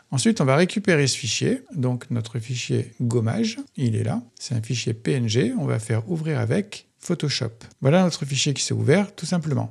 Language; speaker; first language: French; native; French